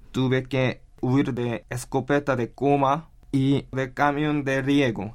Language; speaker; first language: Spanish; non-native, learner; Korean